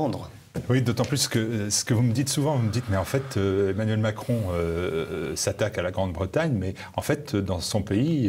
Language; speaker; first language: French; native; French